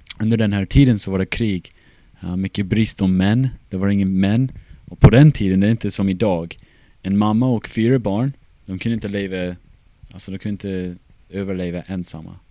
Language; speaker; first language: Swedish; non-native, fluent; English